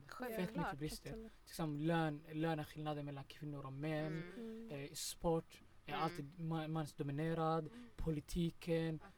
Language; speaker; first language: Swedish; early bilingual, other home language; Somali